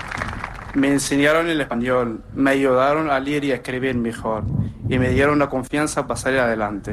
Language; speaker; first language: Spanish; non-native, learner; Arabic